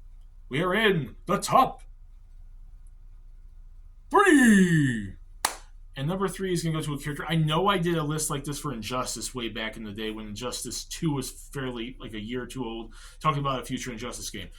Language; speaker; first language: English; native; English